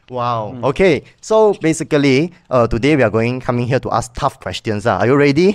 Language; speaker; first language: English; non-native, local second language; Chinese